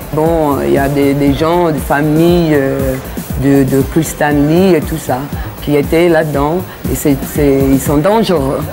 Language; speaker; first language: French; non-native, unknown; English